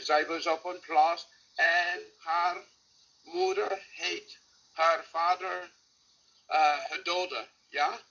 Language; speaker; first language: Dutch; non-native, learner; English